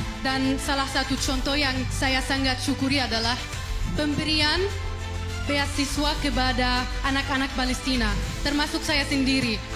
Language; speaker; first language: Indonesian; non-native, fluent; Arabic